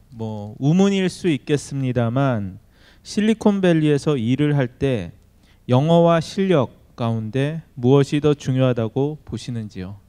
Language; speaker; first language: Korean; native; Korean